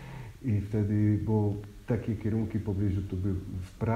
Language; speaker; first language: Polish; non-native, fluent; Hungarian